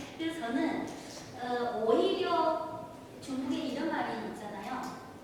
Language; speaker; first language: Korean; non-native, fluent; Chinese